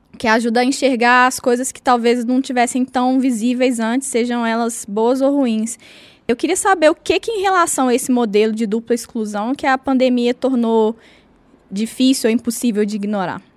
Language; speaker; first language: Portuguese; native; Portuguese